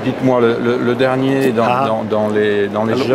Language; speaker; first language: French; native; French